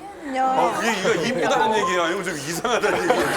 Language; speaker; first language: Korean; native; Korean